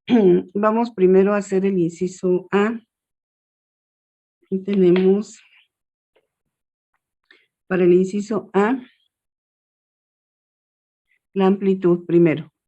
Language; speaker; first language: Spanish; native; Spanish